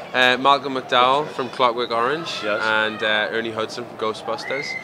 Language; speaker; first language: English; native; English